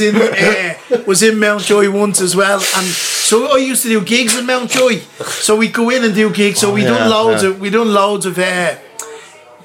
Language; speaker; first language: English; native; English